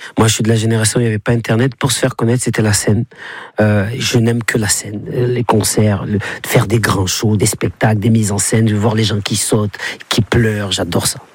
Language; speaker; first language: French; native; French